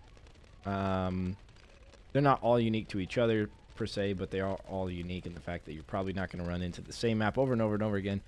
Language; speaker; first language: English; native; English